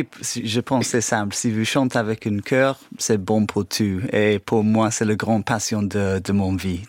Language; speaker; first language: French; non-native, learner; English